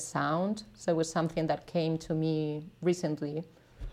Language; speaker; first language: English; non-native, fluent; Spanish